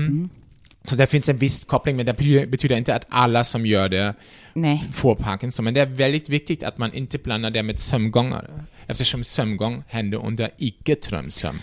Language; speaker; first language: Swedish; non-native, fluent; German